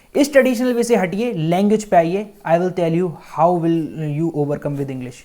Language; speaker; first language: Hindi; native; Hindi